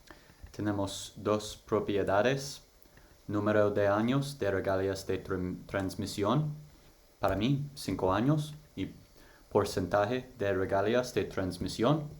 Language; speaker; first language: Spanish; non-native, learner; English